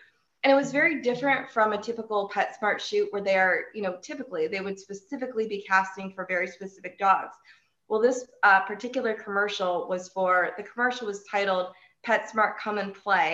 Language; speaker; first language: English; native; English